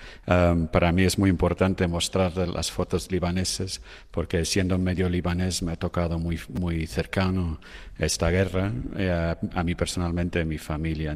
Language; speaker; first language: Spanish; non-native, fluent; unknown